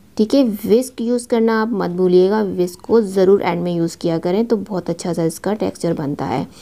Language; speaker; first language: Urdu; native; Urdu